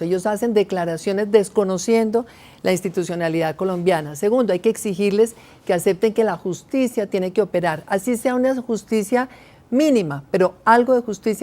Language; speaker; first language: Spanish; native; Spanish